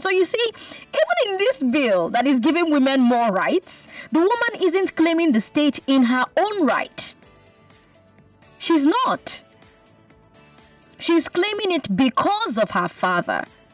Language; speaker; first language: English; non-native, local second language; Igbo